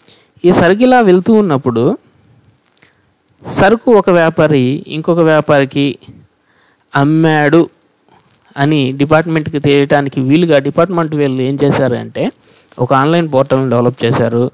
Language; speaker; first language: Telugu; native; Telugu